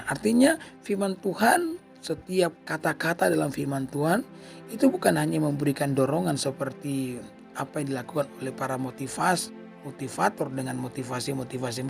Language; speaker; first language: Indonesian; native; Indonesian